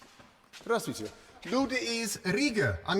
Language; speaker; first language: Russian; non-native, learner; English